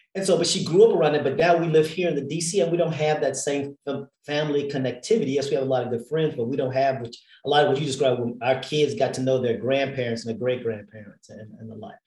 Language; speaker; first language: English; native; English